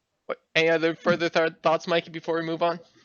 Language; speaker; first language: English; native; English